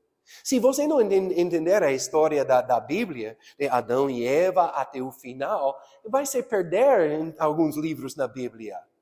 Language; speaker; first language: Portuguese; non-native, fluent; English